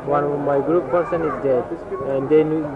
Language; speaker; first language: English; non-native, learner; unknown